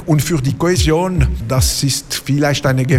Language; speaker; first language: German; non-native, fluent; French